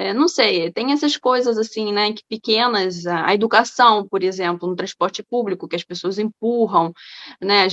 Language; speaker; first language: Portuguese; non-native, fluent; Ukrainian